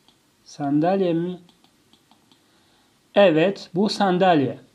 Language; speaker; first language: Turkish; non-native, fluent; Tajik